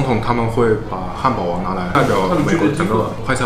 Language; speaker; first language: Chinese; native; Chinese